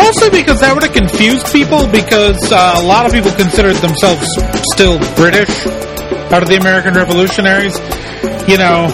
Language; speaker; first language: English; native; English